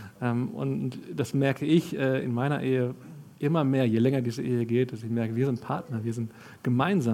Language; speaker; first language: German; native; German